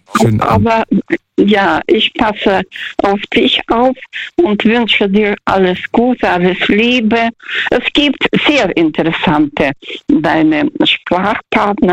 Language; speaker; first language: German; early bilingual, heritage; Russian